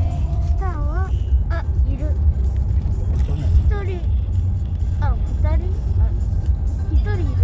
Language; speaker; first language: Japanese; early bilingual, other home language; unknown